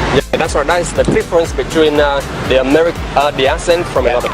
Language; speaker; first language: English; non-native, fluent; Vietnamese